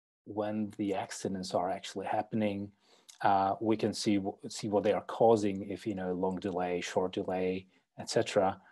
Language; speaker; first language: English; non-native, fluent; Czech